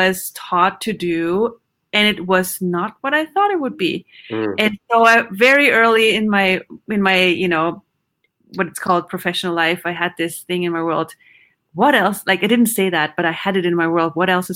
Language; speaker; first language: English; non-native, fluent; German